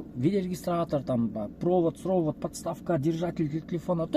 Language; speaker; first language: Russian; non-native, local second language; Kyrgyz